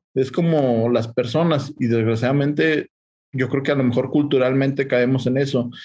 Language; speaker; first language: Spanish; native; Spanish